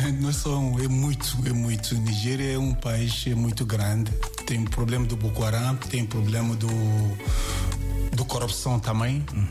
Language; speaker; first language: Portuguese; non-native, learner; Yoruba